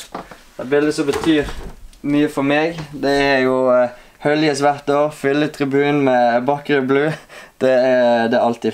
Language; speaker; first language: Norwegian; native; Norwegian